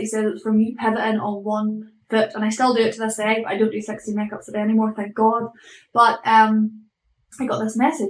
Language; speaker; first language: English; native; English